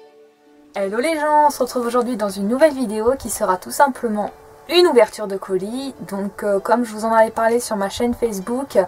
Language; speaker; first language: French; native; French